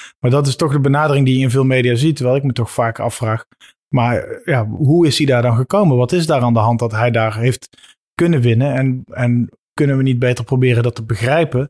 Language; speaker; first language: Dutch; native; Dutch